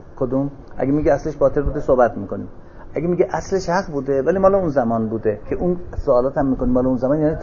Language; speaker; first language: Persian; native; Persian